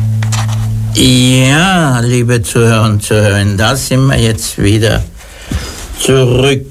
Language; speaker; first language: German; native; German